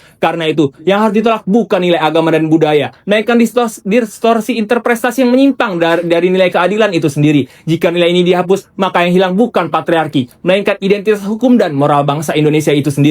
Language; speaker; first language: Indonesian; native; Indonesian